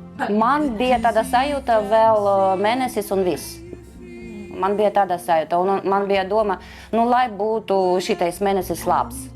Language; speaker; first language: Latvian; non-native, local second language; Russian